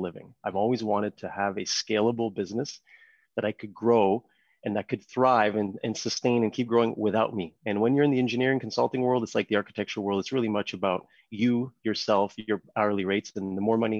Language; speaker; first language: English; non-native, fluent; French